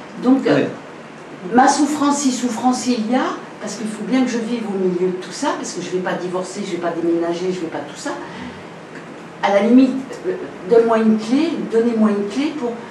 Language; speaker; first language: French; native; French